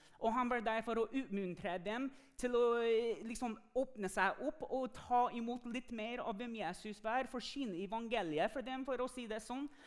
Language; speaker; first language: Norwegian; non-native, fluent; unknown